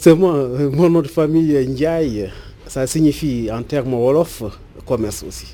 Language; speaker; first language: French; non-native, local second language; Fula